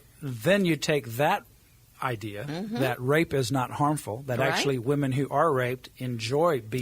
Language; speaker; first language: English; native; English